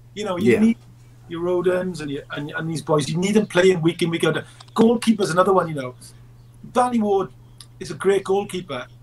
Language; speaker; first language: English; native; English